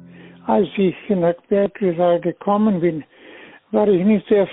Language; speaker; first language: German; non-native, fluent; Slovenian